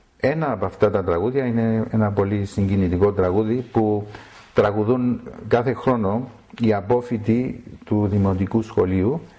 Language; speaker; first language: Greek; non-native, local second language; Armenian